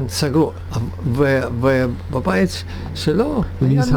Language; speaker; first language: Hebrew; non-native, learner; Russian